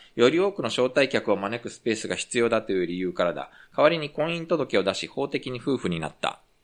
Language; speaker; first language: Japanese; native; Japanese